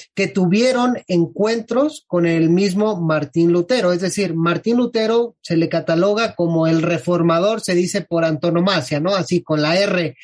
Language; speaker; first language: Spanish; native; Spanish